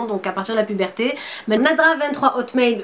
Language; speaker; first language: French; native; French